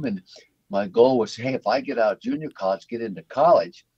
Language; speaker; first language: English; native; English